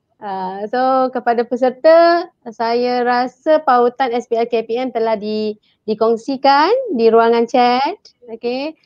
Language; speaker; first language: Malay; native; Malay